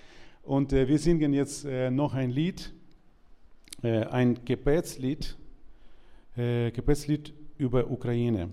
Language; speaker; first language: German; non-native, learner; Ukrainian